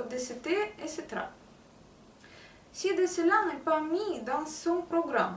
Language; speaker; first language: French; non-native, learner; Russian